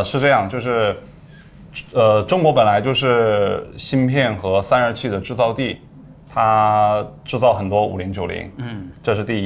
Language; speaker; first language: Chinese; native; Chinese